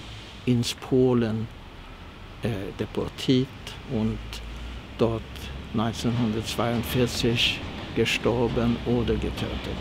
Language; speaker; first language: German; early bilingual, heritage; Swedish